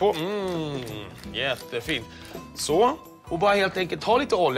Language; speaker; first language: Swedish; native; Swedish